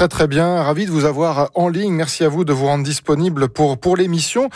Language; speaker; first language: French; native; French